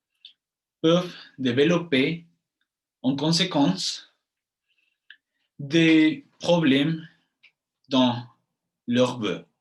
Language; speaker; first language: French; non-native, fluent; Spanish